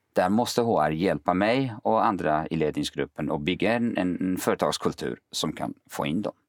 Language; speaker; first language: Swedish; early bilingual, other home language; Kurdish